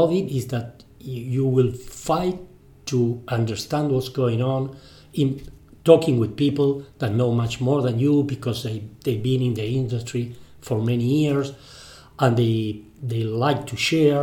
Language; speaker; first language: English; non-native, fluent; Spanish